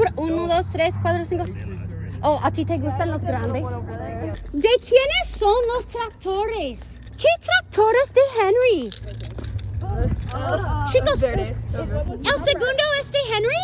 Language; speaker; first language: Spanish; non-native, fluent; English